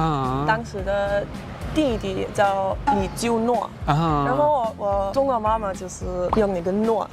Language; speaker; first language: Chinese; non-native, fluent; German